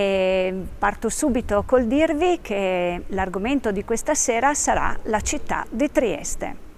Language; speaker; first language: Italian; native; Italian